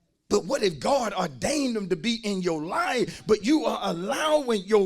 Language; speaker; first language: English; native; English